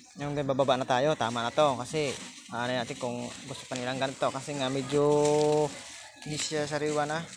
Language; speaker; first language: Filipino; non-native, local second language; Cebuano